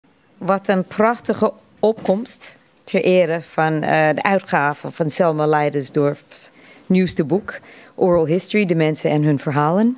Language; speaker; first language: Dutch; non-native, fluent; English